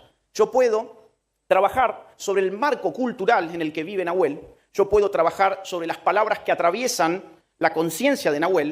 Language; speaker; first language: Spanish; native; Spanish